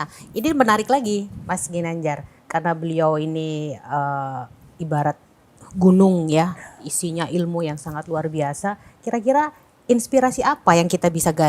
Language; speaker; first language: Indonesian; native; Indonesian